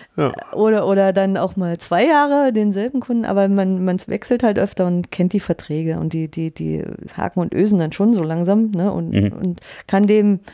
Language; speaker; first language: German; native; German